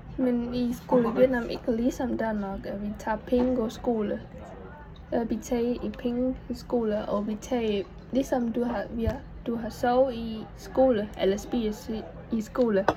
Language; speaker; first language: Danish; non-native, learner; Vietnamese